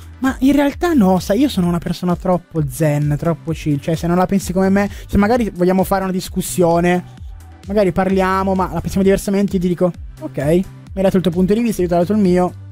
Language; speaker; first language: Italian; native; Italian